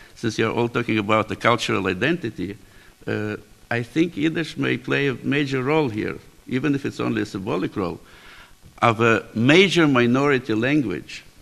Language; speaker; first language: English; native; English